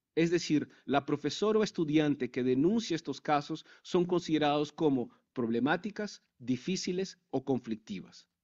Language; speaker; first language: Spanish; native; Spanish